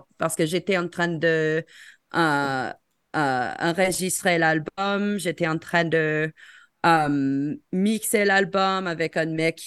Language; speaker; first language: French; non-native, fluent; English